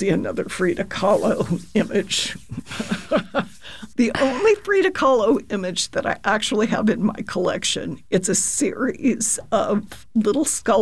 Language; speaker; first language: English; native; English